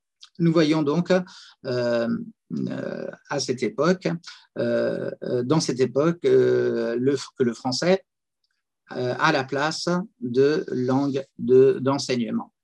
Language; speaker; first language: French; non-native, fluent; Persian